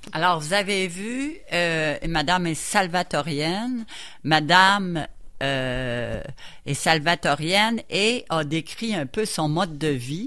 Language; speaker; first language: French; native; French